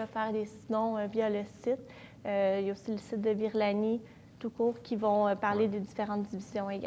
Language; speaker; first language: French; native; French